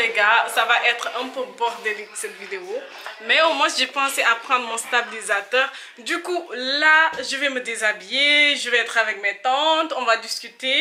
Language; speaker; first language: French; non-native, local second language; Wolof